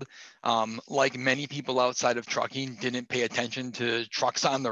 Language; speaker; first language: English; native; English